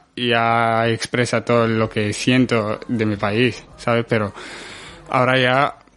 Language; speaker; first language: Spanish; non-native, fluent; Arabic